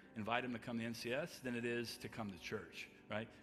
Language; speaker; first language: English; native; English